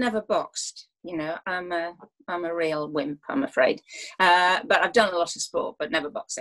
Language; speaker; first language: English; native; English